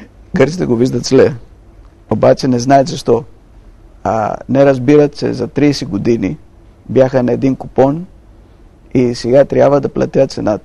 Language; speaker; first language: Bulgarian; non-native, fluent; Greek